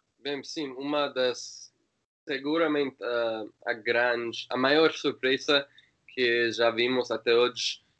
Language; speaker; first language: Portuguese; non-native, learner; English